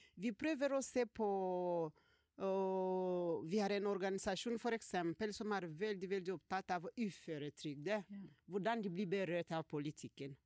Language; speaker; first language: Norwegian; non-native, fluent; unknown